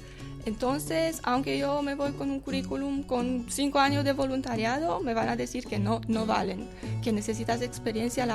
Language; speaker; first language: Spanish; non-native, fluent; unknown